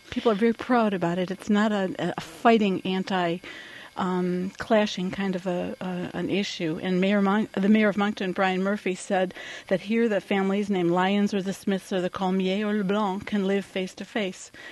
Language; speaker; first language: English; early bilingual, other home language; French